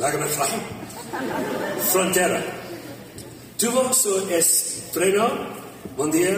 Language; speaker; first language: Spanish; non-native, learner; English